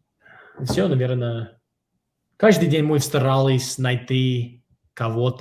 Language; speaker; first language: Russian; non-native, fluent; English